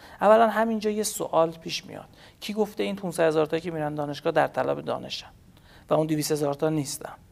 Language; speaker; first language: Persian; native; Persian